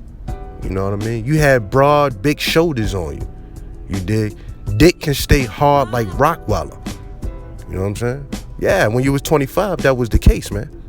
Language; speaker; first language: English; native; English